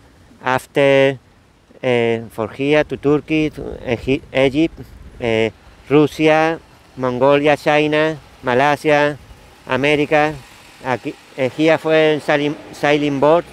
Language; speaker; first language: English; non-native, learner; Spanish